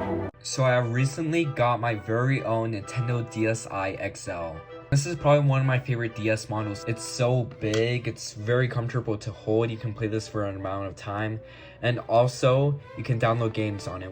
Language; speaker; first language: English; native; English